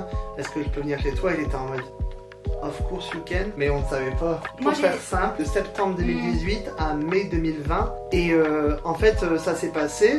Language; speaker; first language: French; native; French